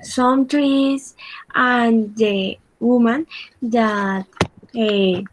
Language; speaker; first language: English; non-native, learner; Spanish